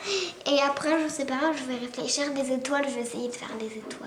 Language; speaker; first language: French; native; French